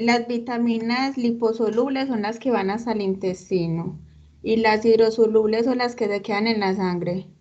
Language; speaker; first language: Spanish; native; Spanish